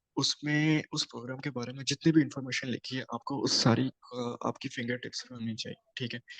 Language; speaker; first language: Urdu; non-native, local second language; Punjabi